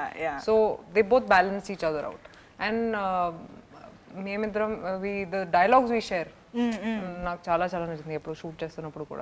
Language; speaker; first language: Telugu; non-native, fluent; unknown